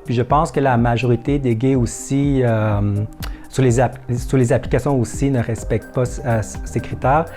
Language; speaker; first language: French; early bilingual, other home language; Vietnamese